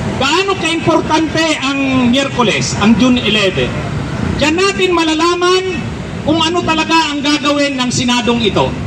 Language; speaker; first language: Filipino; non-native, local second language; Bikol